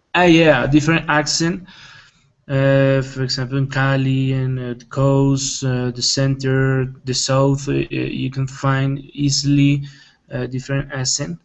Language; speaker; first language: English; non-native, learner; Spanish